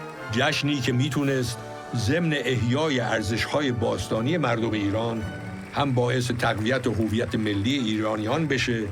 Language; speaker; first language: Persian; native; Persian